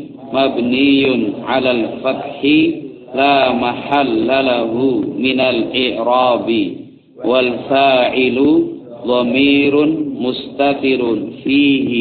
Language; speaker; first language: Arabic; non-native, fluent; Javanese